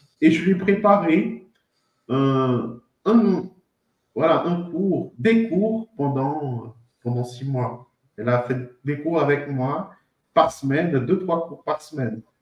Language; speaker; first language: French; non-native, fluent; Portuguese